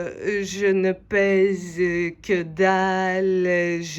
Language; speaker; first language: French; non-native, fluent; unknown